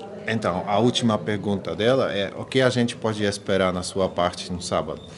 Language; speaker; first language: Portuguese; non-native, fluent; Polish